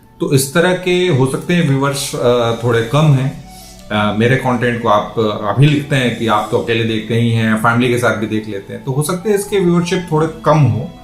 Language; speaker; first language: Hindi; native; Hindi